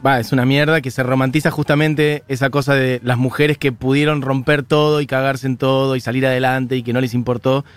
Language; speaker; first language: Spanish; native; Spanish